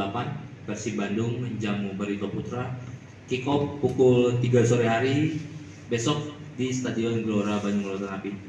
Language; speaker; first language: Indonesian; native; Indonesian